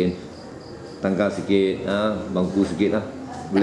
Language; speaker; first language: Malay; native; Malay